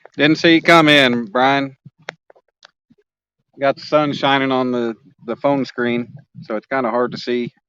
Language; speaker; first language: English; native; English